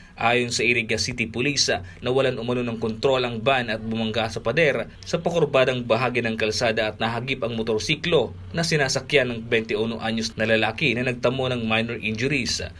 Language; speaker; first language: Filipino; non-native, local second language; Bikol